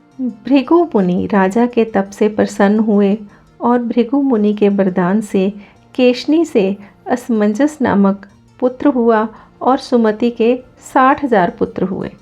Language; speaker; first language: Hindi; native; Hindi